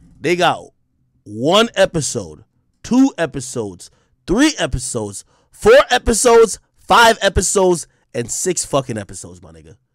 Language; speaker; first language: English; native; English